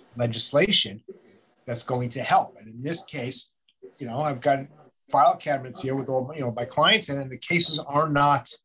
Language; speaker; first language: English; native; English